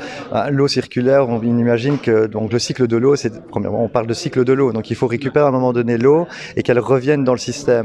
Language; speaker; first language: French; native; French